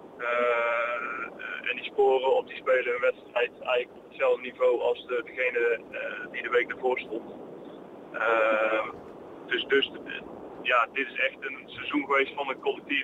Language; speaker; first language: Dutch; native; Dutch